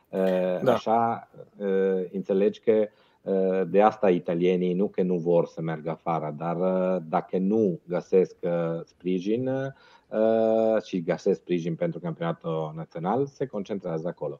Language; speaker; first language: Romanian; non-native, fluent; Italian